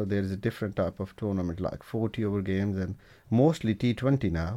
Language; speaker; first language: English; non-native, local second language; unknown